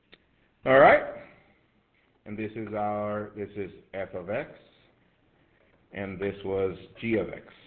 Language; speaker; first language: English; native; English